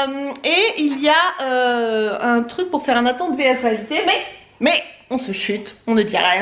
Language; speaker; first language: French; native; French